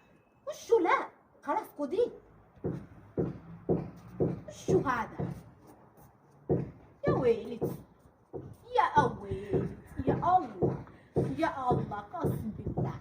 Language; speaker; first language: Arabic; non-native, learner; Amharic